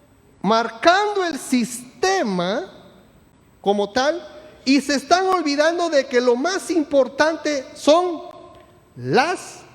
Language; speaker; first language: Spanish; native; Spanish